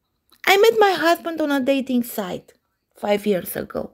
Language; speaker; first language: English; non-native, learner; Romanian